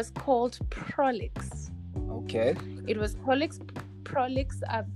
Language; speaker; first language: English; non-native, local second language; Tswana